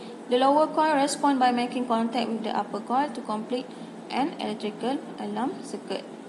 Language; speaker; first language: English; non-native, local second language; Malay